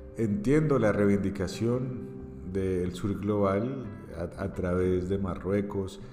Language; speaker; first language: Spanish; native; Spanish